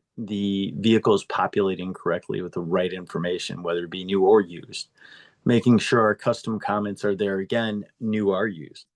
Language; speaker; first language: English; native; English